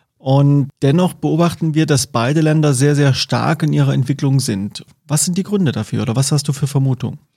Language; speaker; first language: German; native; German